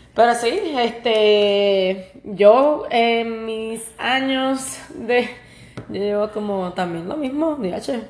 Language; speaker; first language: Spanish; native; Spanish